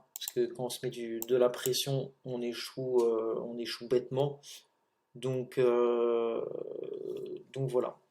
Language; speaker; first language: French; native; French